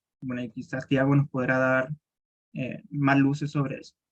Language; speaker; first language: Spanish; native; Spanish